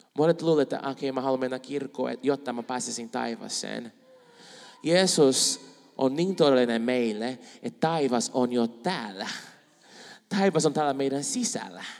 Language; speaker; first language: Finnish; non-native, fluent; Spanish